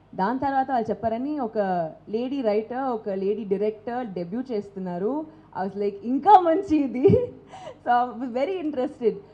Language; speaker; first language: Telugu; non-native, local second language; Tamil